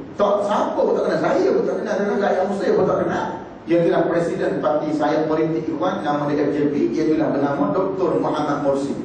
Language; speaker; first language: Malay; native; Malay